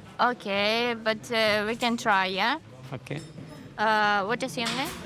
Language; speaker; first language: English; non-native, learner; Ukrainian